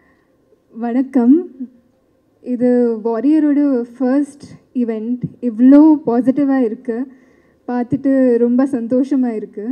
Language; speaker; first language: Tamil; non-native, learner; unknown